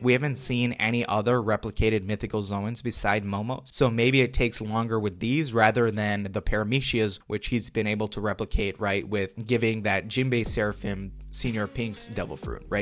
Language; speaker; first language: English; native; English